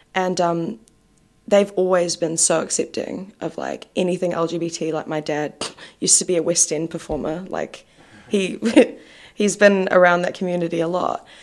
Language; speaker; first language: English; native; English